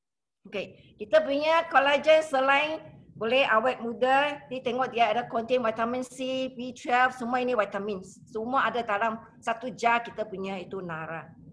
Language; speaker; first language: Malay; non-native, local second language; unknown